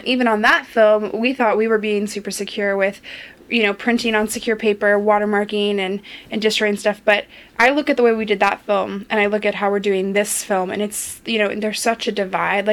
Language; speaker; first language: English; native; English